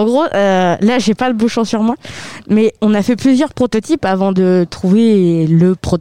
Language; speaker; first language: French; native; French